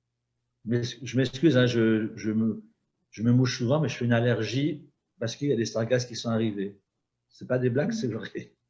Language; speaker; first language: French; native; French